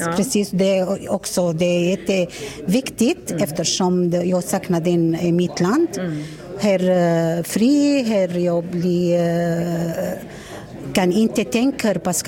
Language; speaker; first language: Swedish; non-native, learner; Arabic